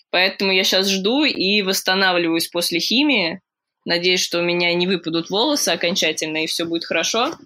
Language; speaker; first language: Russian; native; Russian